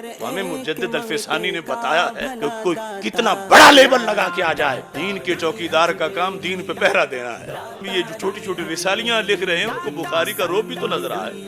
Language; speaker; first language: Urdu; non-native, local second language; Punjabi